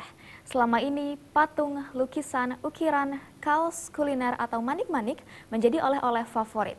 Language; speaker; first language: Indonesian; native; Indonesian